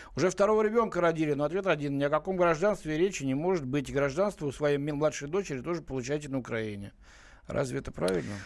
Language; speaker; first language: Russian; native; Russian